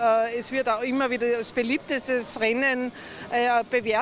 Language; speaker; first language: German; native; German